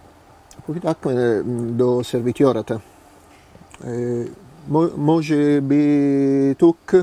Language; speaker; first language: Bulgarian; non-native, learner; Italian